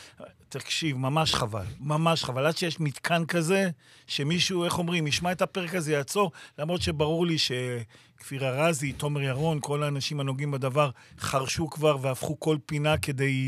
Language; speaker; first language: Hebrew; native; Hebrew